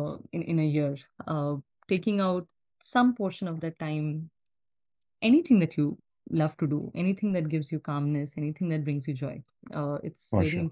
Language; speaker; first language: English; non-native, local second language; Hindi